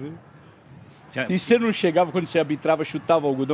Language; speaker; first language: Portuguese; native; Portuguese